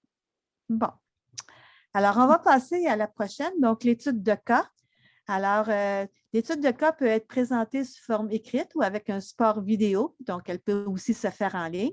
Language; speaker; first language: French; native; French